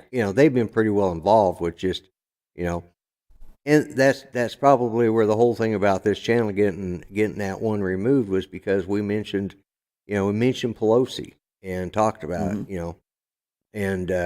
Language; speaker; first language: English; native; English